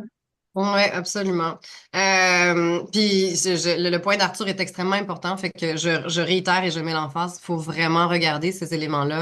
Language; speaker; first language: French; native; French